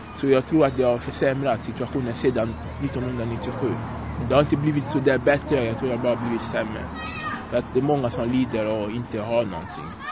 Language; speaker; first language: Swedish; non-native, fluent; French